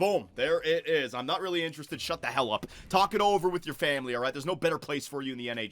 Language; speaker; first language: English; native; English